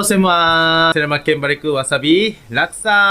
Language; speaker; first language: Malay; non-native, learner; Japanese